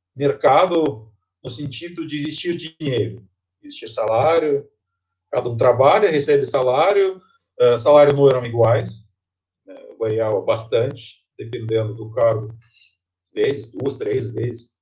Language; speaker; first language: Portuguese; non-native, fluent; Russian